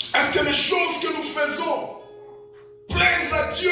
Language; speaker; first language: French; non-native, local second language; Lingala